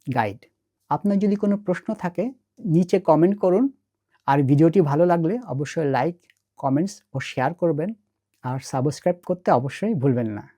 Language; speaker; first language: Bangla; native; Bangla